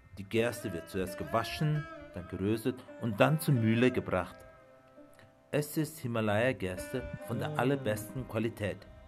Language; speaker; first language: German; early bilingual, other home language; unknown